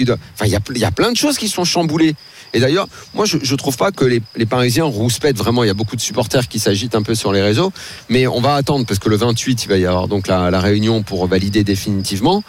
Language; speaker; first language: French; native; French